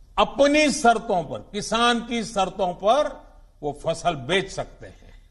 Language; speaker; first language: Hindi; non-native, local second language; Gujarati